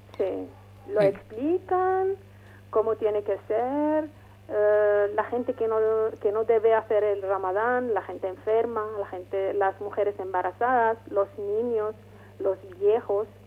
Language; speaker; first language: Spanish; non-native, fluent; Arabic